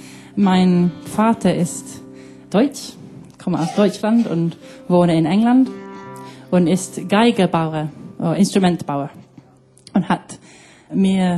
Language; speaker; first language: German; early bilingual, heritage; English